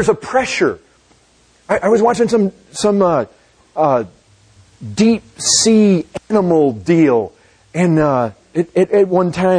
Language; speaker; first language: English; native; English